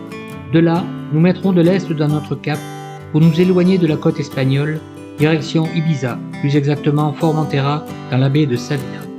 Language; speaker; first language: French; native; French